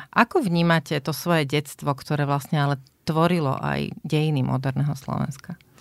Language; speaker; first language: Slovak; native; Slovak